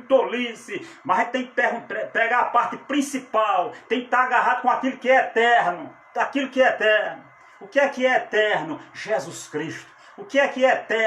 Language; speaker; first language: Portuguese; native; Portuguese